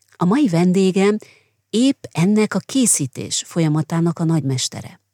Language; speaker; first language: Hungarian; native; Hungarian